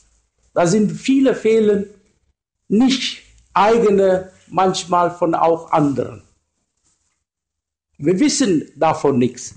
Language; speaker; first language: German; non-native, learner; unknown